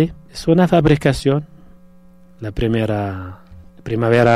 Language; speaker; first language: Spanish; non-native, fluent; Arabic